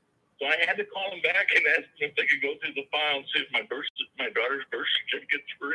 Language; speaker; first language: English; native; English